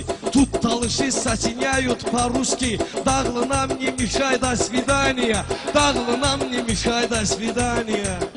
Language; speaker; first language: Russian; non-native, learner; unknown